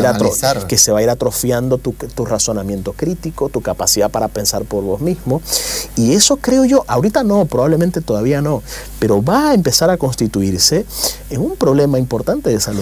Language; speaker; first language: Spanish; native; Spanish